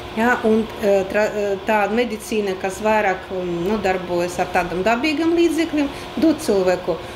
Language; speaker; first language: Latvian; non-native, local second language; Russian